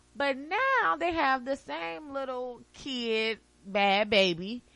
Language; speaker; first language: English; native; English